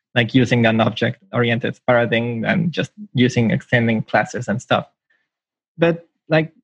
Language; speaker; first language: English; non-native, fluent; Spanish